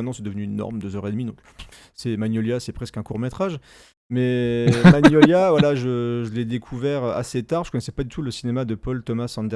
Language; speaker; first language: French; native; French